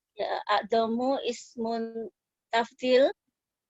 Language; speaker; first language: Arabic; non-native, learner; Indonesian